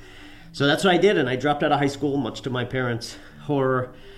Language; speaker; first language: English; native; English